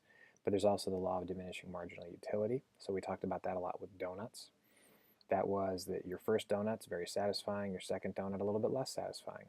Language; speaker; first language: English; native; English